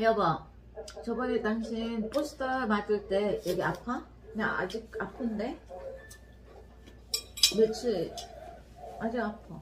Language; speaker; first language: Korean; non-native, learner; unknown